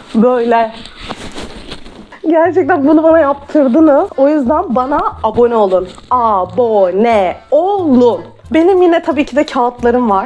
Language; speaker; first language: Turkish; native; Turkish